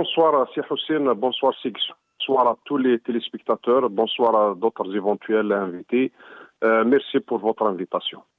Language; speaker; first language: French; non-native, local second language; Arabic